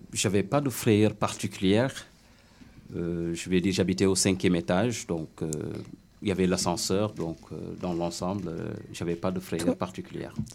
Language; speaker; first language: French; non-native, local second language; Wolof